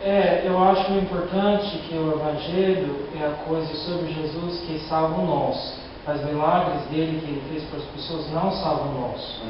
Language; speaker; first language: Portuguese; non-native, learner; English